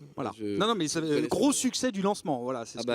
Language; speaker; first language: French; native; French